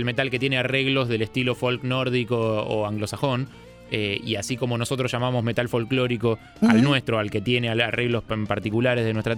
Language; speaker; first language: Spanish; native; Spanish